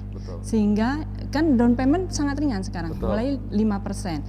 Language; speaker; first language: Indonesian; native; Indonesian